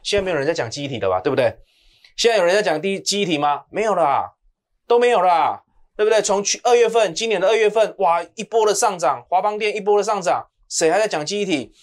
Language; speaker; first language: Chinese; native; Chinese